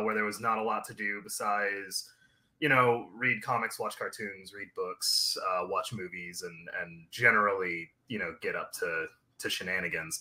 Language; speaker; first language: English; native; English